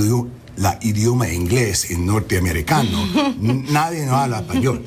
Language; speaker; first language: Spanish; early bilingual, heritage; Spanish